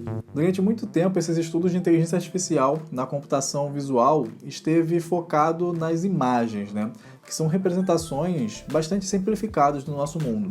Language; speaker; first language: Portuguese; native; Portuguese